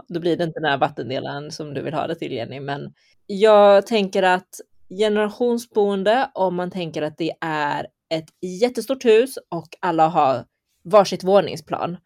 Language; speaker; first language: Swedish; early bilingual, other home language; Chinese